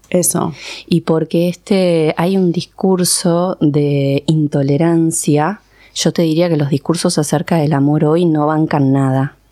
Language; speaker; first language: Spanish; early bilingual, other home language; Persian